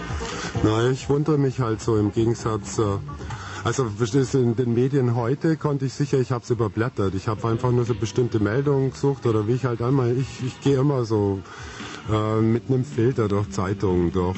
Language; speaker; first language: German; native; German